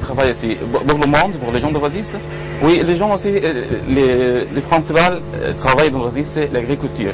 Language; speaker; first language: French; non-native, learner; Arabic